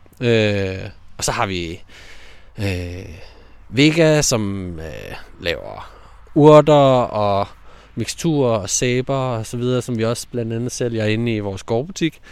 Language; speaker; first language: Danish; native; Danish